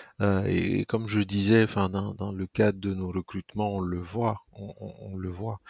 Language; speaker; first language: French; non-native, local second language; Mossi